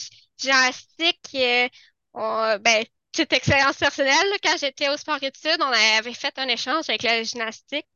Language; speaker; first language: French; native; French